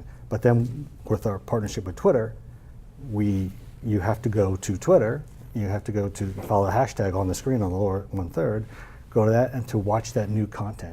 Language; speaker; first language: English; native; English